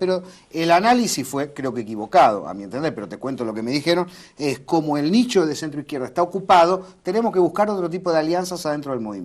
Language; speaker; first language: Spanish; native; Spanish